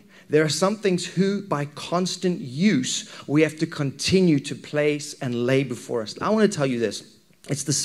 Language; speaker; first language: English; native; English